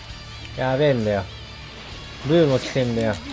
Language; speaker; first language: Japanese; native; Japanese